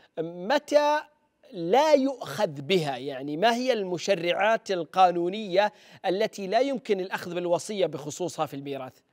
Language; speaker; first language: Arabic; native; Arabic